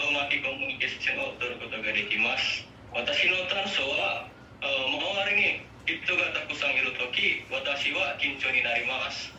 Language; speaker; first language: Japanese; non-native, learner; Indonesian